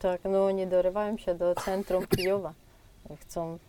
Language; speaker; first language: Polish; non-native, fluent; Ukrainian